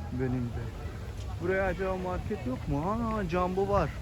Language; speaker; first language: Turkish; non-native, learner; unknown